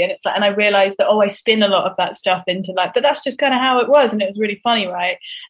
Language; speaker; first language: English; native; English